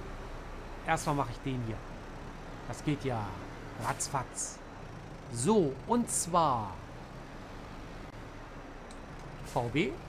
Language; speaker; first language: German; native; German